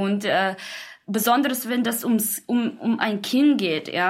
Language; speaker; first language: German; non-native, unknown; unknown